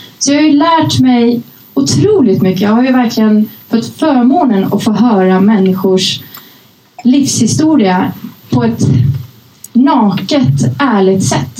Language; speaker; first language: Swedish; early bilingual, other home language; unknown